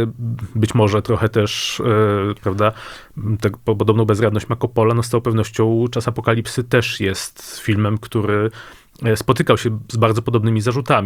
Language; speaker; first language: Polish; native; Polish